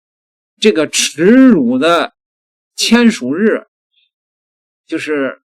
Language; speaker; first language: Chinese; native; Chinese